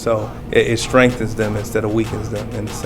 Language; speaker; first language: English; native; English